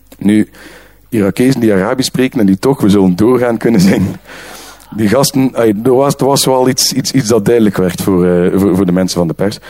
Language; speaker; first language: Dutch; native; Dutch